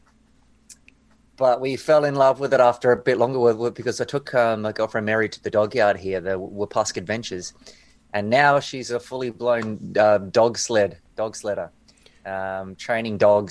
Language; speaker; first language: English; native; English